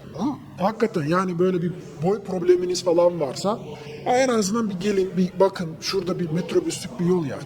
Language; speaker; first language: Turkish; native; Turkish